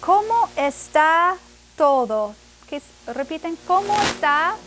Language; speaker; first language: Spanish; non-native, fluent; English